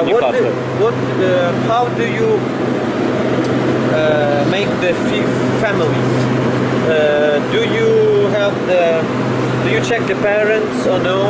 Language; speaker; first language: English; non-native, learner; Ukrainian